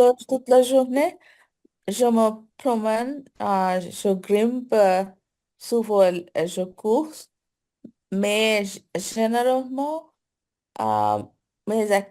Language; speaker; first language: French; non-native, learner; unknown